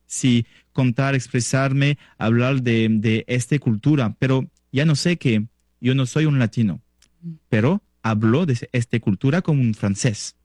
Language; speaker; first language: Spanish; non-native, learner; French